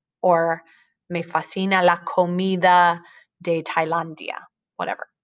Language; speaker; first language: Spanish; non-native, fluent; English